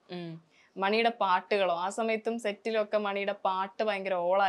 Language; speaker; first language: Malayalam; native; Malayalam